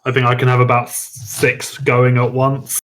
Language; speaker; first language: English; native; English